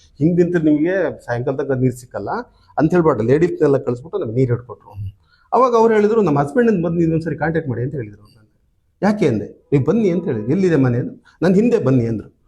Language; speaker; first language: Kannada; native; Kannada